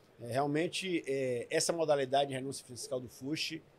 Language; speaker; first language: Portuguese; native; Portuguese